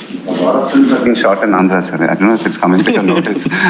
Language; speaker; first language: English; non-native, local second language; Telugu